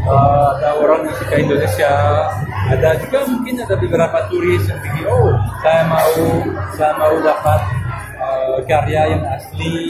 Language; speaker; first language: Indonesian; non-native, fluent; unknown